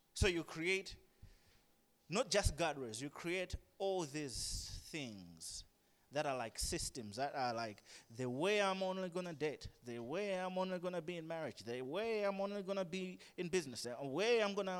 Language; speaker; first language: English; non-native, local second language; Nyanja